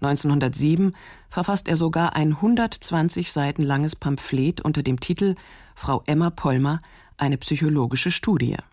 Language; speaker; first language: German; native; German